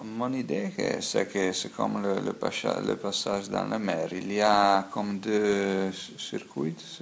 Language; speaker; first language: French; non-native, fluent; Italian